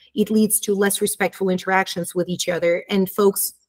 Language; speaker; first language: English; early bilingual, other home language; Romanian